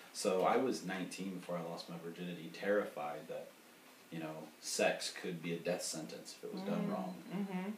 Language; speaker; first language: English; native; English